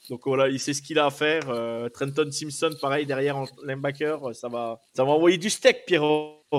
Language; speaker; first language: French; native; French